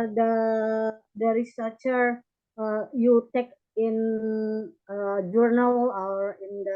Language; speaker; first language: English; non-native, learner; Indonesian